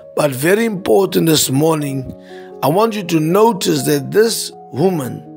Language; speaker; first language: English; non-native, local second language; Afrikaans